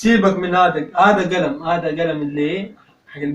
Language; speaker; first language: Arabic; native; Arabic